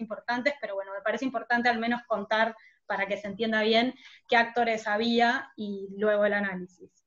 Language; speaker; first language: Spanish; native; Spanish